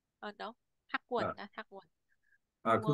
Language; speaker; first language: Korean; non-native, learner; Vietnamese